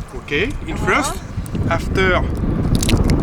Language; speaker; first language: English; non-native, learner; French